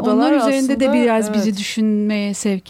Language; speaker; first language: Turkish; native; Turkish